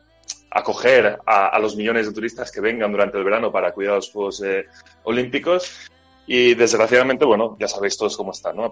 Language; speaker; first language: Spanish; native; Spanish